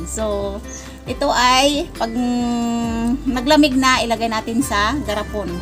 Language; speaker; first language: Filipino; non-native, local second language; Cebuano